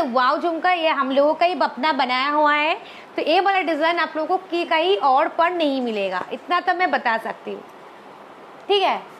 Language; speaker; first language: Hindi; non-native, local second language; Bangla